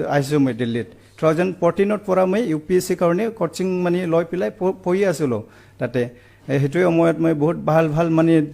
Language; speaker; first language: Assamese; non-native, local second language; Bodo